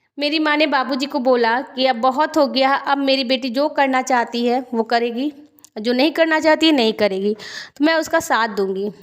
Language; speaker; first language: Hindi; native; Hindi